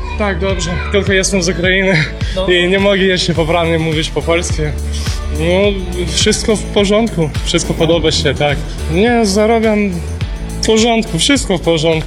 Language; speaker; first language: Polish; non-native, learner; Ukrainian